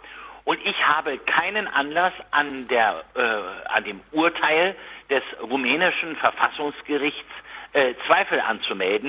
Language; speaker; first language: German; native; German